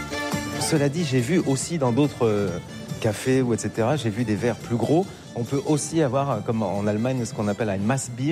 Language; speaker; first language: French; native; French